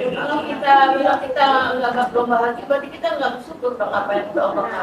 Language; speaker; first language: Indonesian; native; Indonesian